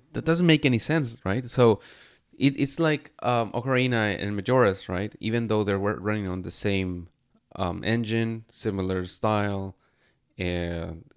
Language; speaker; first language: English; non-native, fluent; Spanish